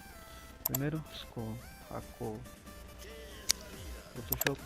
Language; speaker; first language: Spanish; non-native, local second language; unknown